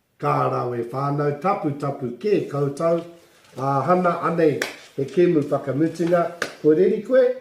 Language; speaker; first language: Māori; non-native, local second language; English